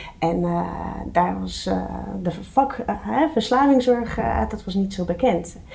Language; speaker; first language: Dutch; non-native, fluent; Czech